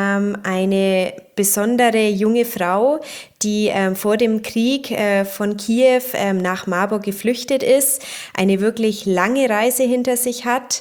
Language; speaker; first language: German; native; German